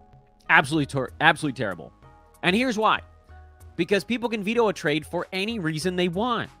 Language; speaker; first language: English; native; English